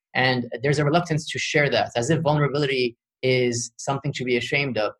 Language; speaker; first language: English; early bilingual, other home language; Arabic